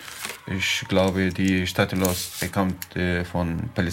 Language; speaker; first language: German; non-native, learner; Arabic